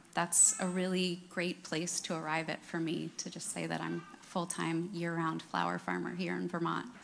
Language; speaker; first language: English; native; English